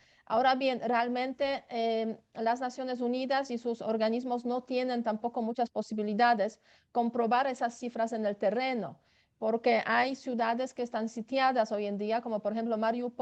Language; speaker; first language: Spanish; non-native, fluent; Polish